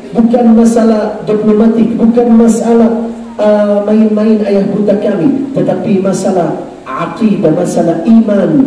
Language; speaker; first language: Indonesian; non-native, fluent; Arabic